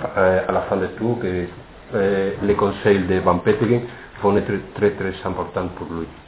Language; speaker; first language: French; non-native, fluent; Spanish